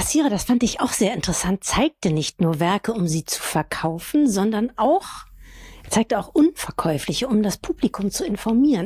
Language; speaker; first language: German; native; German